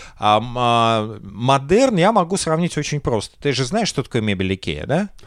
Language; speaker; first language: Russian; native; Russian